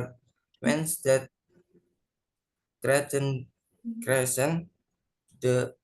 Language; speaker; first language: English; non-native, learner; Indonesian